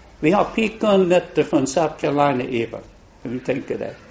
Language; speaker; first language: Swedish; non-native, fluent; English